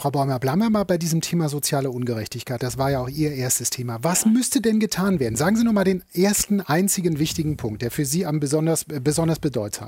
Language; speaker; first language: German; native; German